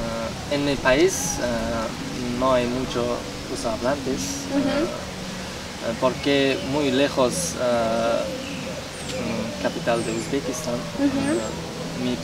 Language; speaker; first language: Spanish; non-native, learner; Uzbek